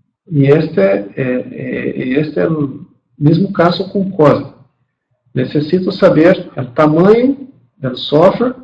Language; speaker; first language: Spanish; non-native, fluent; Portuguese